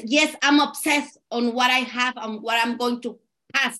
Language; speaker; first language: English; non-native, learner; Spanish